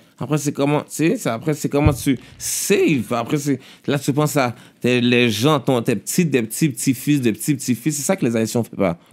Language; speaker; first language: French; early bilingual, other home language; Haitian Creole